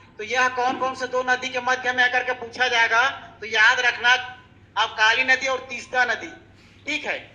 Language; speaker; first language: Hindi; native; Hindi